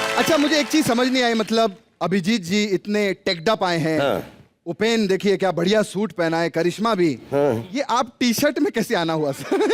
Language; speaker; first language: Hindi; native; Hindi